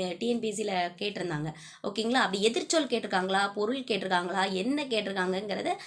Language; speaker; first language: Tamil; native; Tamil